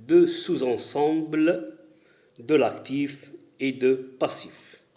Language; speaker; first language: French; non-native, local second language; Arabic